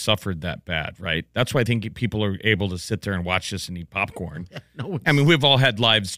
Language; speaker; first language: English; native; English